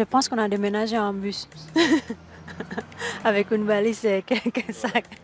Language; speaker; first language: French; non-native, fluent; Indonesian